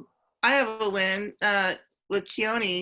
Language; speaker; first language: English; native; English